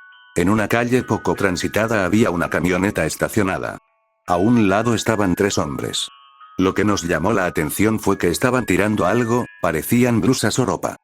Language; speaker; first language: Spanish; native; Spanish